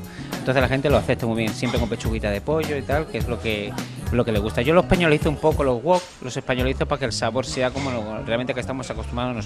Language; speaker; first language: Spanish; native; Spanish